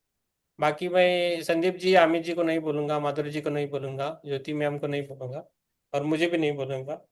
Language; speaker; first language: Hindi; native; Hindi